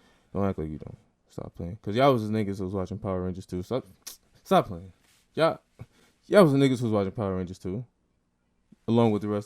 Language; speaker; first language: English; native; English